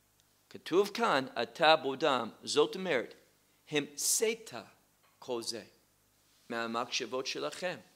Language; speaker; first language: Hebrew; non-native, fluent; English